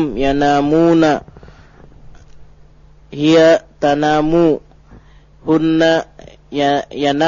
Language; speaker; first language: Arabic; non-native, learner; Indonesian